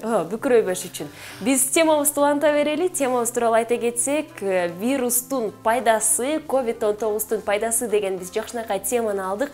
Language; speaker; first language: Kyrgyz; native; Kyrgyz